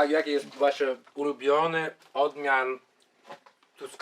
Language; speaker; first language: Polish; non-native, learner; English